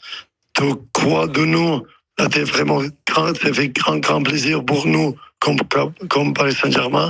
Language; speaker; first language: French; non-native, learner; Arabic